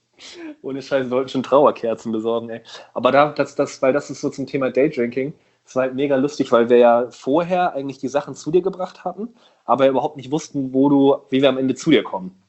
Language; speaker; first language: German; native; German